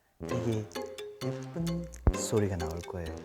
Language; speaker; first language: Korean; non-native, fluent; Hindi